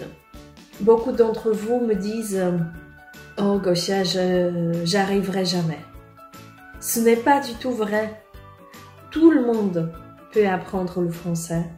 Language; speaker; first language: French; non-native, fluent; Polish